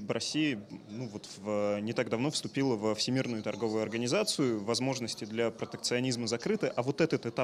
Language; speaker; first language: Russian; native; Russian